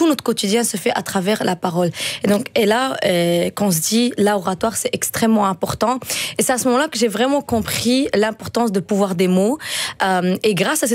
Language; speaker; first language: French; non-native, fluent; Dutch